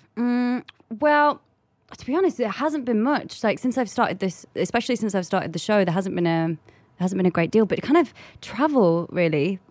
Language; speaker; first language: English; native; English